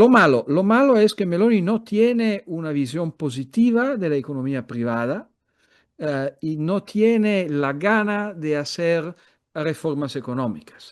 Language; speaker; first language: Spanish; non-native, fluent; Italian